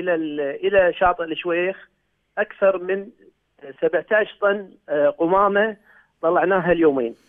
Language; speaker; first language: Arabic; native; Arabic